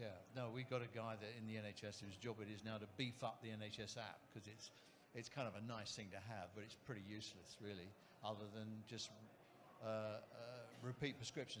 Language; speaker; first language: English; native; English